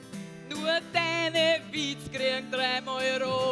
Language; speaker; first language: German; native; German